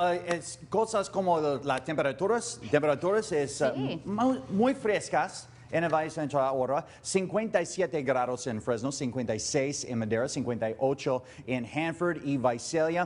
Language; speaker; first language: Spanish; non-native, learner; English